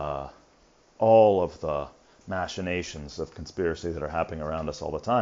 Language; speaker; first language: English; native; English